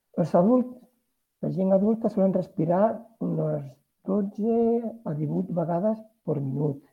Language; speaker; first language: Catalan; non-native, local second language; Spanish